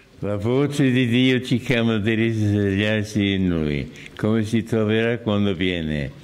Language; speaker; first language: Italian; non-native, fluent; English